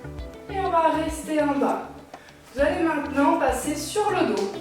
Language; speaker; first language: French; native; French